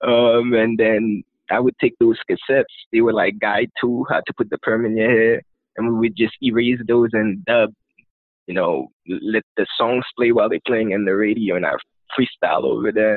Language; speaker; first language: English; non-native, fluent; Haitian Creole